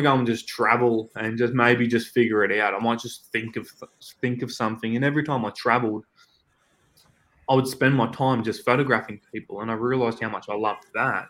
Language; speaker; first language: English; native; English